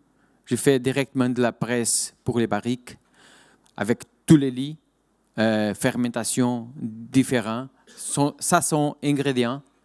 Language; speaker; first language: French; non-native, fluent; Portuguese